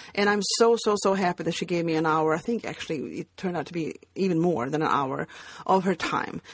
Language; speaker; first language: English; non-native, fluent; Swedish